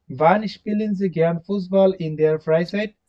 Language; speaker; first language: German; non-native, fluent; Bangla